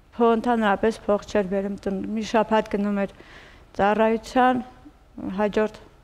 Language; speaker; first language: Armenian; native; Armenian